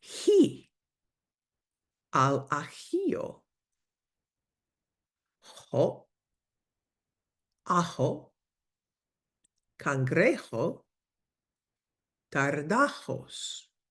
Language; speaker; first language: Spanish; non-native, fluent; English